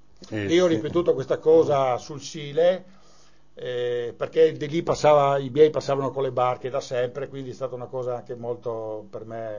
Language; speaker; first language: Italian; native; Italian